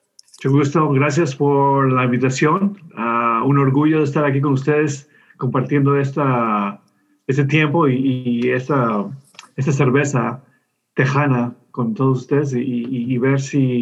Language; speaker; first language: Spanish; early bilingual, heritage; Spanish